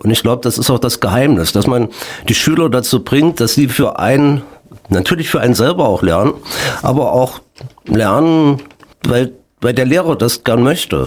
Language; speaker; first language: German; native; German